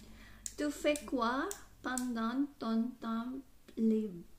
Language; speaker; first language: French; non-native, learner; Filipino